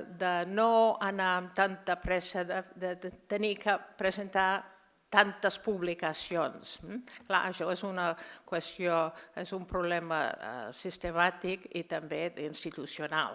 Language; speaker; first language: Catalan; non-native, fluent; English